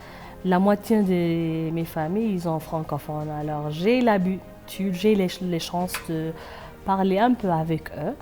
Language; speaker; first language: French; non-native, fluent; Amharic